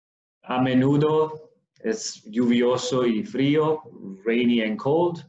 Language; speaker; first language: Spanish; non-native, fluent; Swedish